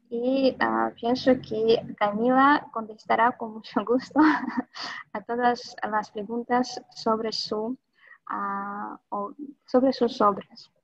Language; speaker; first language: Spanish; non-native, fluent; Russian